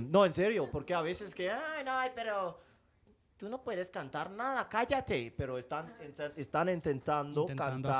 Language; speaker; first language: Spanish; non-native, fluent; English